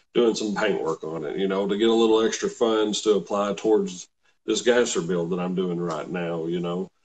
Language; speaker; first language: English; native; English